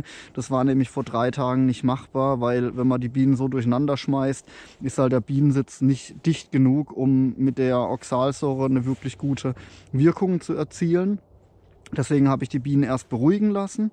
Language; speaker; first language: German; native; German